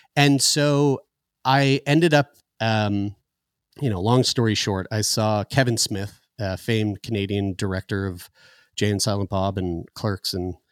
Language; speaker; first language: English; native; English